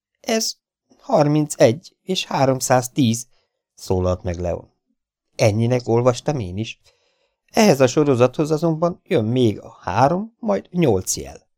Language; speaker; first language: Hungarian; native; Hungarian